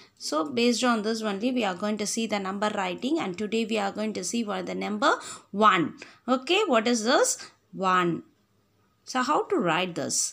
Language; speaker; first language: English; non-native, local second language; Tamil